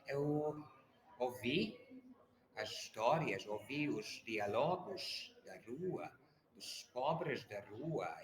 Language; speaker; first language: Portuguese; non-native, learner; Hungarian